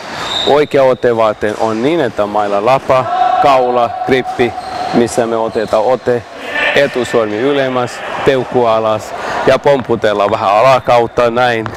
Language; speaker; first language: Finnish; non-native, learner; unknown